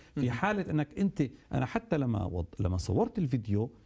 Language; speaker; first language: Arabic; native; Arabic